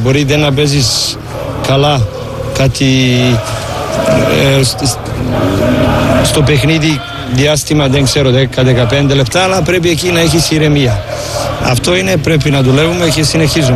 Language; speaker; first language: Greek; non-native, learner; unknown